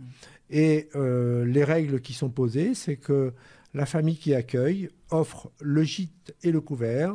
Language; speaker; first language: French; native; French